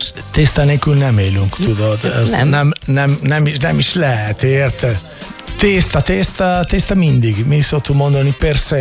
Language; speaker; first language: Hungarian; non-native, fluent; Italian